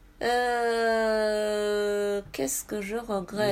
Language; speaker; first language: French; non-native, fluent; Japanese